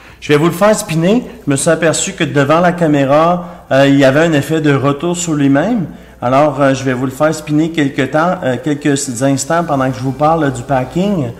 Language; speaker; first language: French; native; French